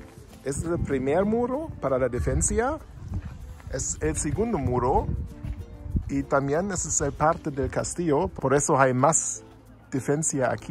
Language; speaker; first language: Spanish; non-native, learner; German